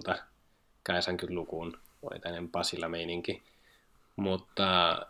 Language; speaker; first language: Finnish; non-native, fluent; Spanish